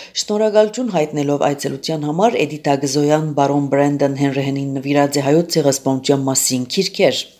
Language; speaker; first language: Armenian; early bilingual, heritage; Armenian